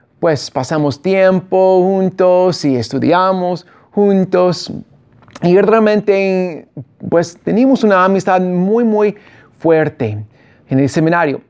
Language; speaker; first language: Spanish; non-native, fluent; English